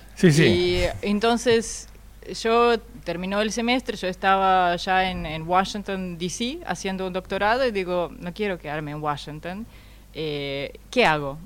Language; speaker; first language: Spanish; non-native, fluent; Russian